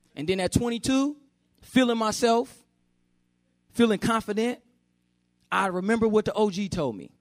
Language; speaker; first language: English; native; English